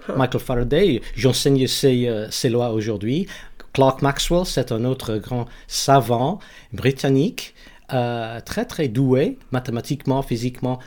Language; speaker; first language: French; non-native, learner; English